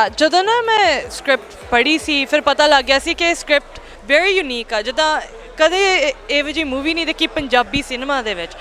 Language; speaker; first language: Punjabi; early bilingual, heritage; English